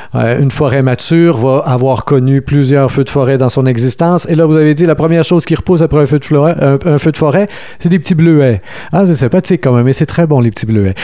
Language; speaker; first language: French; native; French